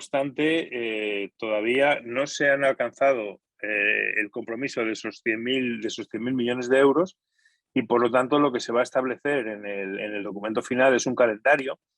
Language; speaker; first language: Spanish; native; Spanish